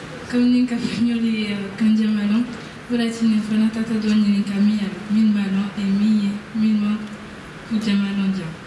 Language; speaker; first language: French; early bilingual, other home language; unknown